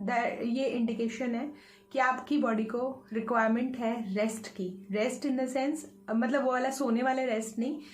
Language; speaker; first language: Hindi; native; Hindi